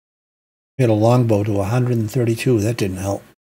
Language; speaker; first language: English; native; English